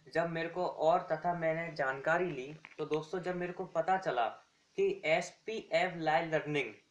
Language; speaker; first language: Hindi; native; Hindi